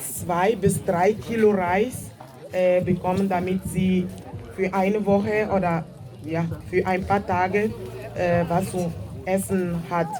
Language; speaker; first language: German; non-native, fluent; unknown